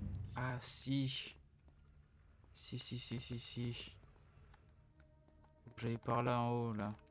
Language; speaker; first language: French; native; French